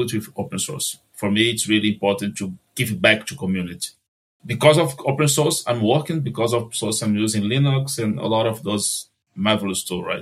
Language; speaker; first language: English; non-native, fluent; Portuguese